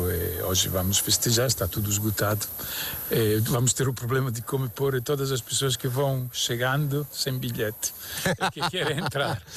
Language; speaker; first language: Portuguese; non-native, fluent; Italian